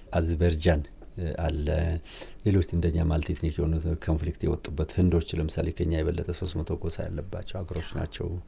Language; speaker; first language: Amharic; non-native, local second language; Wolaytta